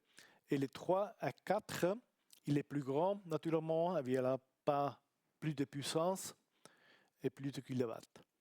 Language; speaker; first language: French; non-native, learner; Italian